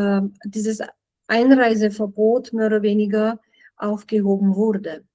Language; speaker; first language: German; non-native, fluent; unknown